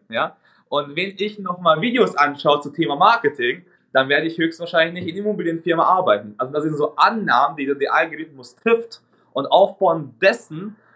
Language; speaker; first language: German; non-native, fluent; Hungarian